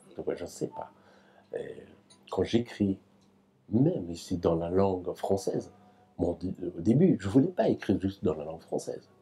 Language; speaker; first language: French; non-native, fluent; Persian